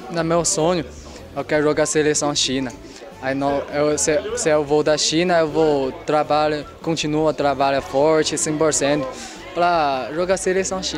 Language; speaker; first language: Portuguese; non-native, learner; Chinese